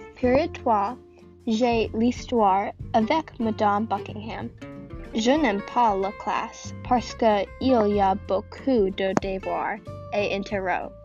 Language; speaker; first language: French; non-native, learner; English